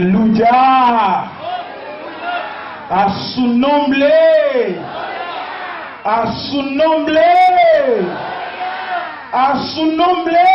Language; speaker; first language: Spanish; non-native, fluent; Haitian Creole